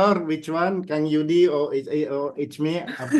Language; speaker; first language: English; non-native, learner; Indonesian